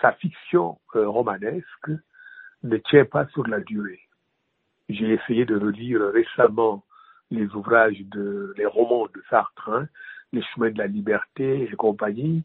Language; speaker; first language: French; non-native, local second language; Wolof